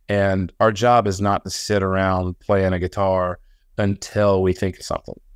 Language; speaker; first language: English; native; English